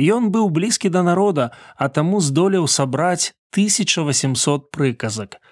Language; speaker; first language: Belarusian; native; Belarusian